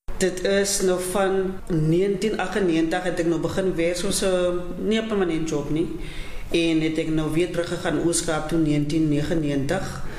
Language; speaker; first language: Afrikaans; non-native, local second language; Southern Sotho